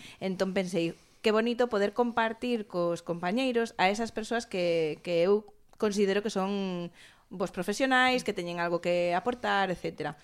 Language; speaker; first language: Galician; non-native, local second language; Spanish